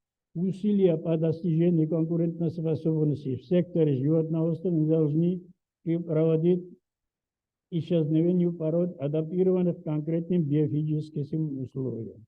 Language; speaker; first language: Russian; native; Russian